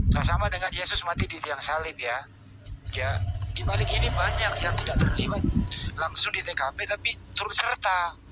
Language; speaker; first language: Indonesian; native; Indonesian